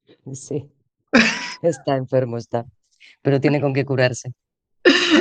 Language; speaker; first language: Spanish; native; Spanish